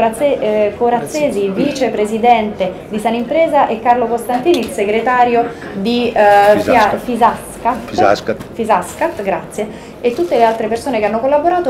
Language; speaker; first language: Italian; native; Italian